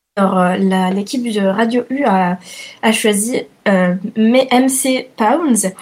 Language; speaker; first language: French; non-native, fluent; Italian